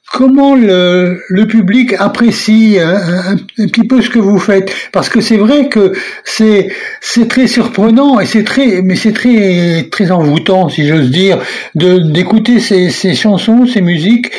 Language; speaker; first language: French; native; French